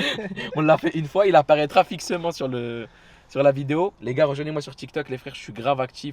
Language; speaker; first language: French; native; French